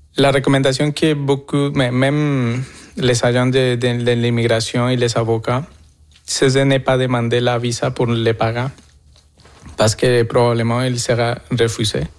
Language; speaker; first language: French; non-native, fluent; Spanish